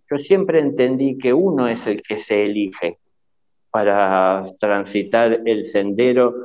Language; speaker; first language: Spanish; native; Spanish